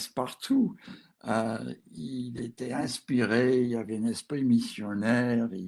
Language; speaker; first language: French; non-native, fluent; English